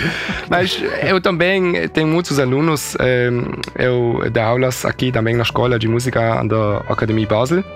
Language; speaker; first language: Portuguese; early bilingual, heritage; German